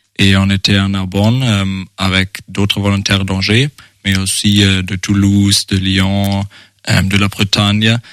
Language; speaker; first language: French; non-native, fluent; German